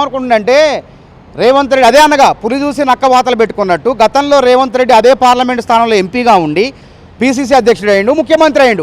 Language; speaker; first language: Telugu; native; Telugu